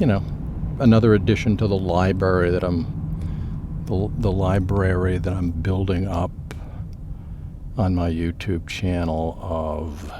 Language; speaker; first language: English; native; English